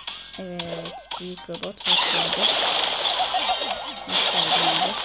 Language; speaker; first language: Turkish; native; Turkish